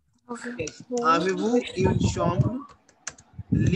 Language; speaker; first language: French; non-native, learner; Hindi